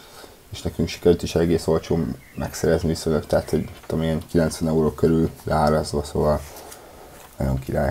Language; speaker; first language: Hungarian; native; Hungarian